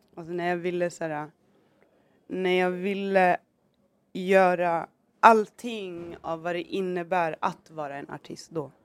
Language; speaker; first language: Swedish; early bilingual, other home language; Somali